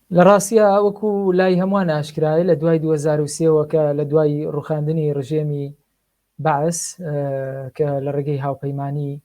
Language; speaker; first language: Central Kurdish; native; Central Kurdish